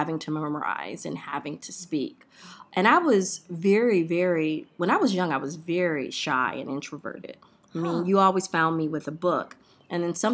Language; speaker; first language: English; native; English